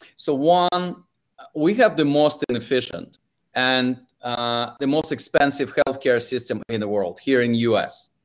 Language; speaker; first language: English; non-native, fluent; Russian